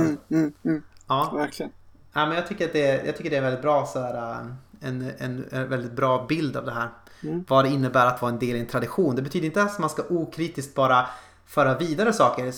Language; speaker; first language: Swedish; native; Swedish